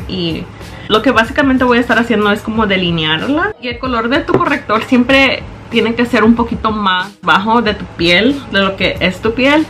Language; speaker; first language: Spanish; early bilingual, heritage; Spanish